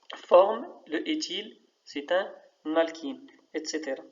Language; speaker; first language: French; non-native, local second language; Arabic